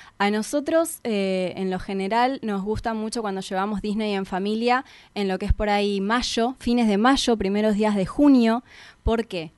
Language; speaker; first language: Spanish; native; Spanish